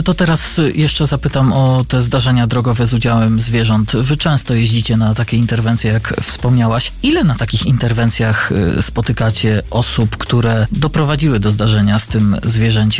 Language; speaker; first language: Polish; native; Polish